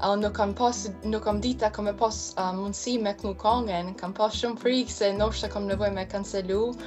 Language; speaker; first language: Albanian; early bilingual, heritage; Albanian